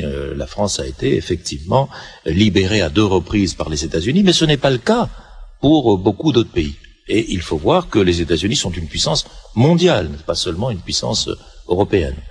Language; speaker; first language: French; native; French